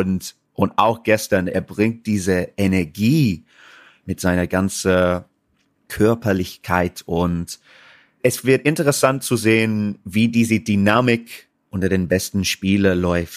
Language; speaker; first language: German; non-native, fluent; English